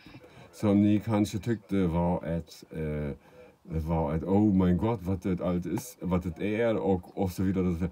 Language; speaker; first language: Swedish; non-native, fluent; German